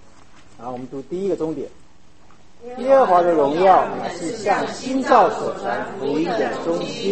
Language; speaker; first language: Chinese; native; Chinese